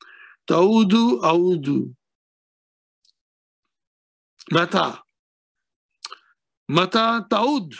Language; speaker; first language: Arabic; non-native, fluent; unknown